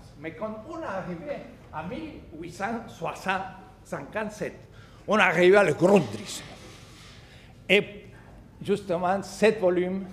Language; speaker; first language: French; non-native, fluent; Spanish